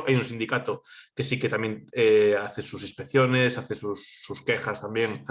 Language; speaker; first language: Spanish; native; Spanish